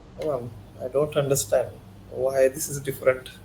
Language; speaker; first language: English; non-native, learner; Hindi